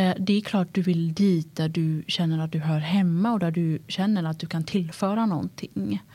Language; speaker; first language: Swedish; early bilingual, other home language; Tigrinya